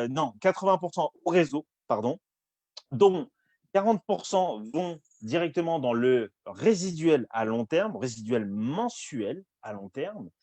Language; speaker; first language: French; native; French